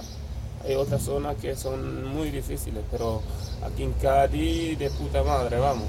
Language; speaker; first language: Spanish; non-native, fluent; Wolof